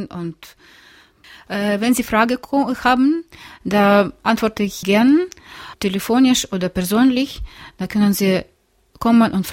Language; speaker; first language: German; non-native, learner; Russian